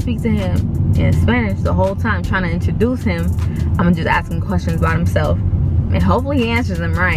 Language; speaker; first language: English; early bilingual, other home language; Spanish